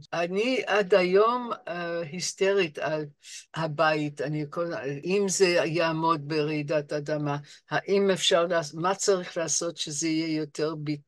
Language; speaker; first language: Hebrew; non-native, fluent; English